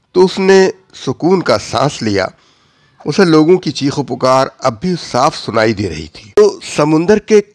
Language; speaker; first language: Urdu; native; Urdu